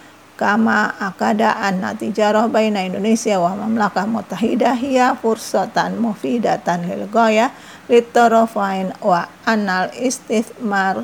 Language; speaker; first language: Arabic; non-native, fluent; Indonesian